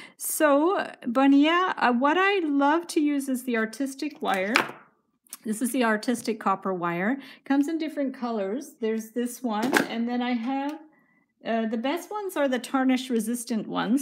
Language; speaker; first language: English; native; English